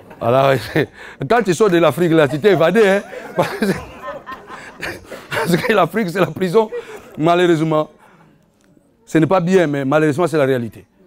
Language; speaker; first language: French; non-native, fluent; Lingala